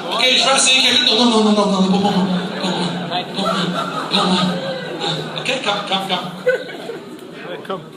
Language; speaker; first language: French; non-native, fluent; English